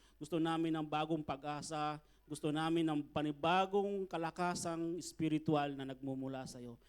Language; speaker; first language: Filipino; native; Filipino